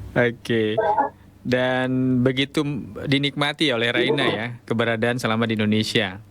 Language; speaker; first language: Indonesian; native; Indonesian